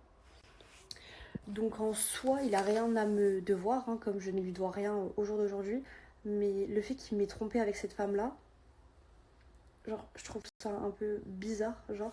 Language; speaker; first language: French; native; French